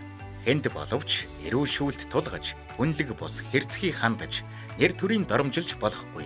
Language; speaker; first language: Mongolian; native; Mongolian